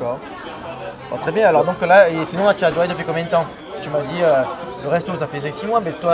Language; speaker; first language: French; native; French